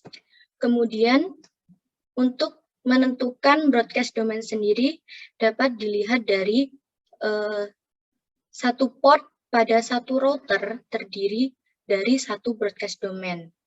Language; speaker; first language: Indonesian; native; Indonesian